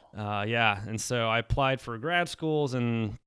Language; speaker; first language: English; early bilingual, other home language; Polish